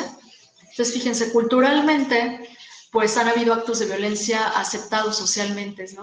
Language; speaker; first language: Spanish; native; Spanish